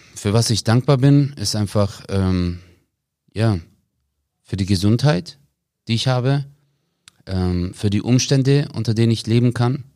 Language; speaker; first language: German; early bilingual, other home language; Turkish